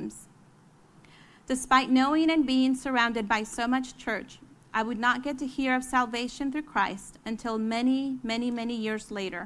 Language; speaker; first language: English; early bilingual, other home language; Spanish